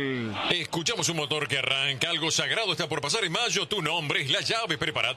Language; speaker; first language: Spanish; native; Spanish